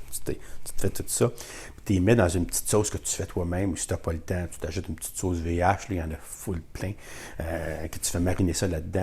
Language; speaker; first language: French; native; French